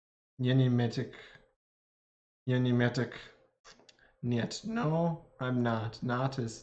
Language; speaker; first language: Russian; non-native, learner; English